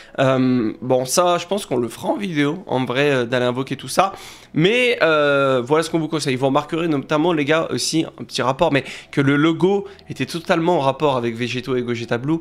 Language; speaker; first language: French; native; French